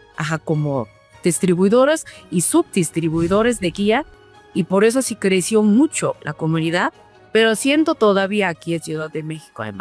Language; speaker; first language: Spanish; non-native, fluent; Korean